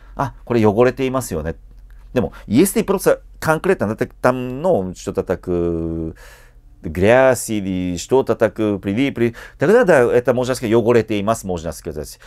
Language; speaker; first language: Russian; non-native, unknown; Japanese